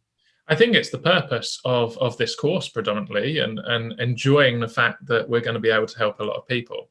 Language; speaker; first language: English; native; English